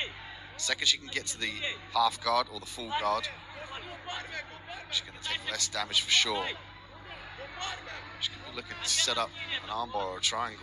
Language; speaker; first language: English; native; English